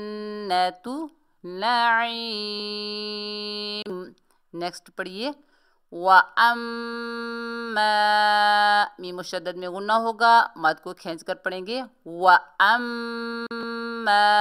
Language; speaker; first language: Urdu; native; Urdu